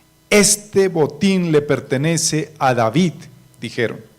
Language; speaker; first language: Spanish; native; Spanish